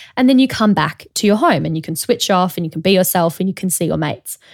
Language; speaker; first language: English; native; English